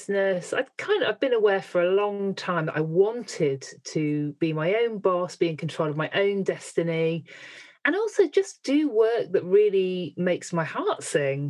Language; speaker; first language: English; native; English